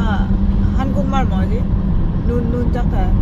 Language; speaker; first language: Korean; non-native, learner; Lao